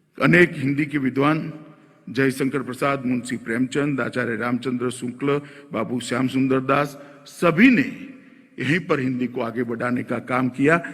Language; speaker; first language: Hindi; non-native, local second language; Gujarati